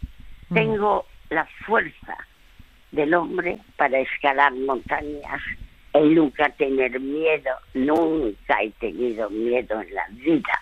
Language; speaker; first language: Spanish; early bilingual, other home language; French